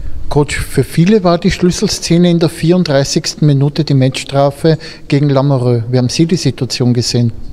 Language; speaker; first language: German; native; German